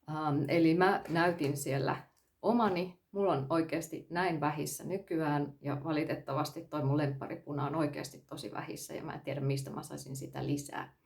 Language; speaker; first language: Finnish; native; Finnish